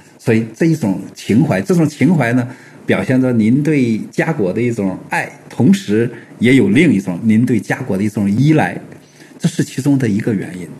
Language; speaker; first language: Chinese; native; Chinese